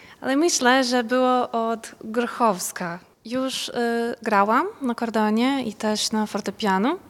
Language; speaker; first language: Polish; non-native, learner; Portuguese